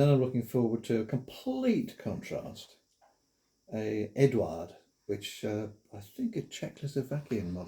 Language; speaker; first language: English; native; English